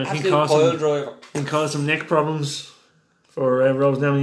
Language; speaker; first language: English; native; English